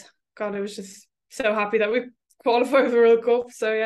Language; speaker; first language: English; native; English